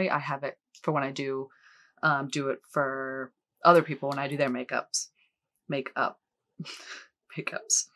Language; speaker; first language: English; native; English